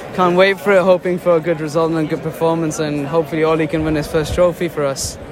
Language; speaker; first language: English; non-native, fluent; Maltese